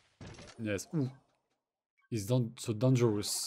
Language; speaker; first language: English; non-native, learner; French